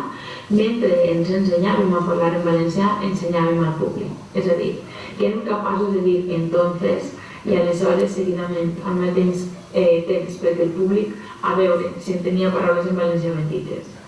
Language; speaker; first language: Catalan; native; Catalan